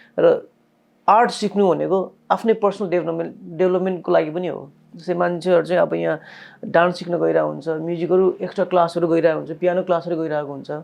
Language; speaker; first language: Nepali; non-native, local second language; Newari